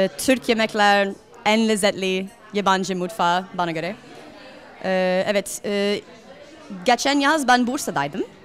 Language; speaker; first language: Turkish; non-native, learner; English